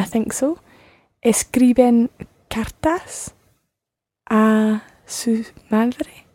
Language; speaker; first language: Spanish; non-native, learner; English